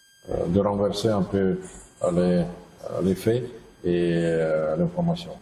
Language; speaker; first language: French; non-native, fluent; Russian